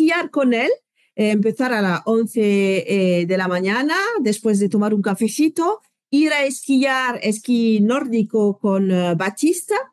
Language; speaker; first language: Spanish; non-native, fluent; French